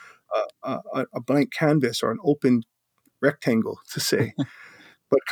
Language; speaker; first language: English; native; English